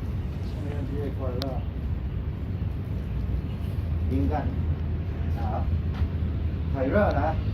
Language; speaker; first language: Chinese; non-native, learner; Filipino